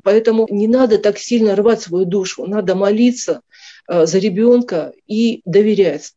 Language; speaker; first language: Russian; native; Russian